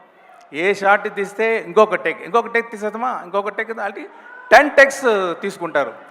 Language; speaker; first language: Telugu; non-native, local second language; Tamil